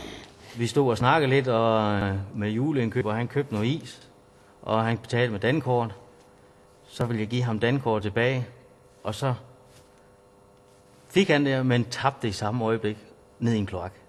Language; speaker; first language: Danish; native; Danish